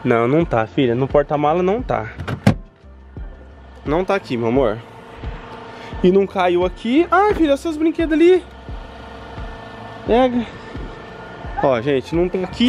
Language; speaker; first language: Portuguese; native; Portuguese